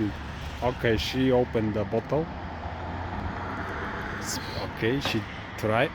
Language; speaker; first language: English; non-native, learner; Bulgarian